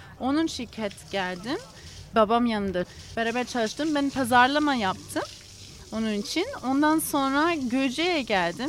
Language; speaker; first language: Turkish; non-native, learner; English